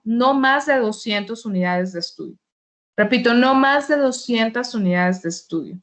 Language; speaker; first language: Spanish; native; Spanish